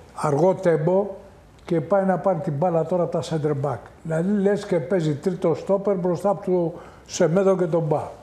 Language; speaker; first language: Greek; native; Greek